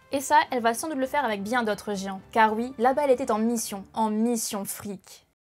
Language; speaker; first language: French; native; French